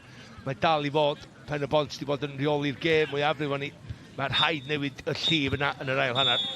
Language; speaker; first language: Welsh; native; Welsh